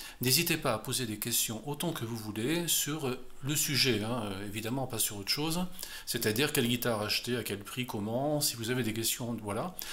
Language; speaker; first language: French; native; French